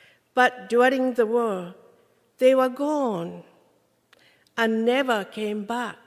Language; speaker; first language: English; non-native, fluent; Japanese